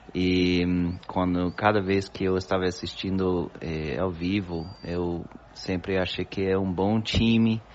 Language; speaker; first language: Portuguese; non-native, fluent; English